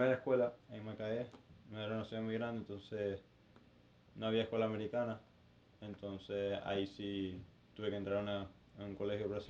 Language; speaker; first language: Spanish; native; Spanish